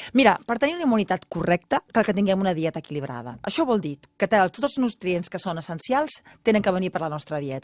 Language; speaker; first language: Catalan; native; Catalan